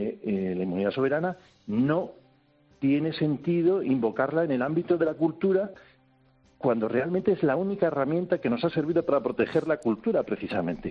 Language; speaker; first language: Spanish; native; Spanish